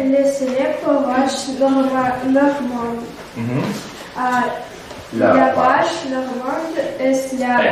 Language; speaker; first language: French; non-native, learner; Russian